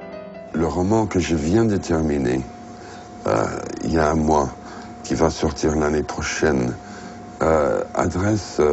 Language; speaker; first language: French; non-native, fluent; English